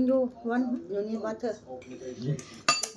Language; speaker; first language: English; non-native, learner; Thai